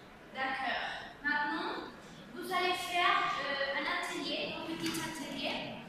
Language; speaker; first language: French; non-native, learner; Spanish